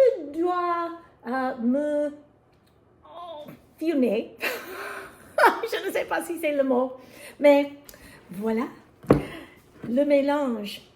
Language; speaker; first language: French; non-native, learner; English